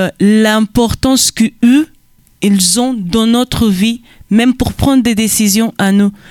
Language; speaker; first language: French; non-native, fluent; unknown